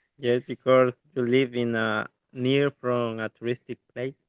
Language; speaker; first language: English; non-native, learner; Spanish